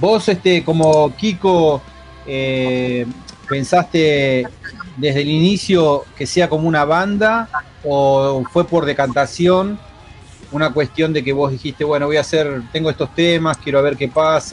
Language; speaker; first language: Spanish; native; Spanish